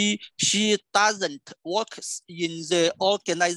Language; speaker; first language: English; non-native, learner; Vietnamese